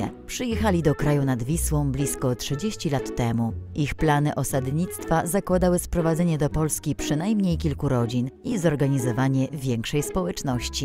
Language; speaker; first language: Polish; native; Polish